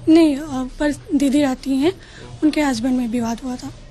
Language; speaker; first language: Hindi; native; Hindi